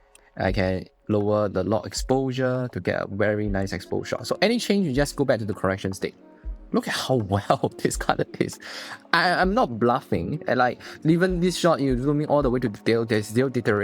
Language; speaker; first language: English; non-native, fluent; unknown